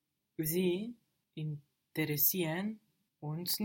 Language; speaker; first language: German; non-native, learner; English